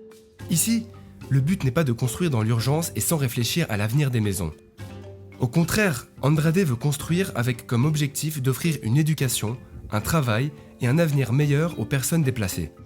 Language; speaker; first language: French; native; French